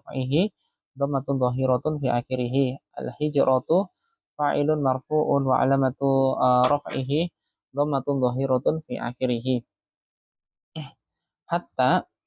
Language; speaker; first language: Arabic; non-native, fluent; Indonesian